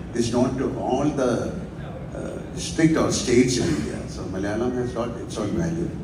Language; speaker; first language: English; non-native, local second language; Malayalam